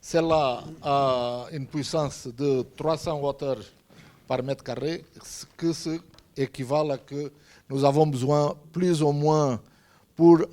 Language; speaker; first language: French; non-native, fluent; Portuguese